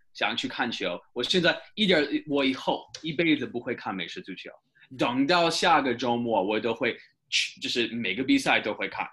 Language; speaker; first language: Chinese; non-native, fluent; English